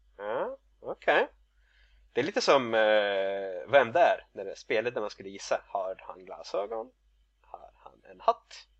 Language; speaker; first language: Swedish; non-native, fluent; Russian